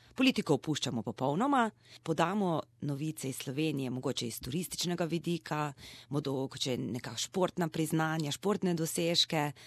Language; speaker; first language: Slovenian; native; Slovenian